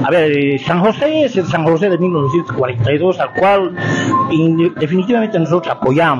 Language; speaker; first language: Spanish; native; Spanish